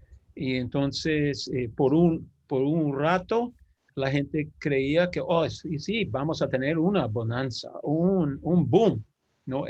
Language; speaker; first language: Spanish; non-native, fluent; English